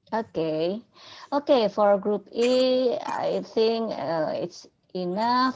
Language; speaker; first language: English; non-native, learner; Indonesian